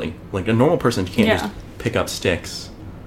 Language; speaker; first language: English; native; English